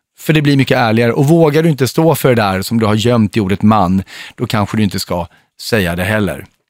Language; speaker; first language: Swedish; native; Swedish